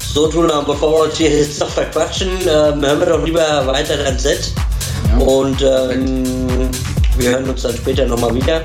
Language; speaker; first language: German; native; German